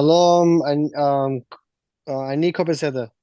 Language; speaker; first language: Hebrew; non-native, learner; English